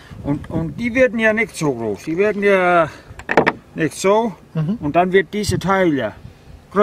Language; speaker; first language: German; non-native, learner; Danish